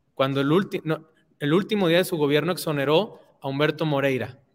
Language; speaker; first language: Spanish; native; Spanish